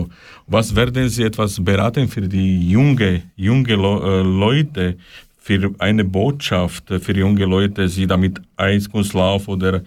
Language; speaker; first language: German; non-native, learner; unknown